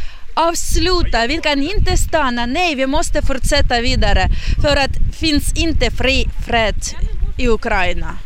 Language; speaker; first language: Swedish; non-native, learner; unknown